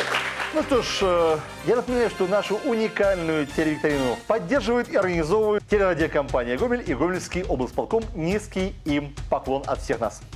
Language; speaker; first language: Russian; native; Russian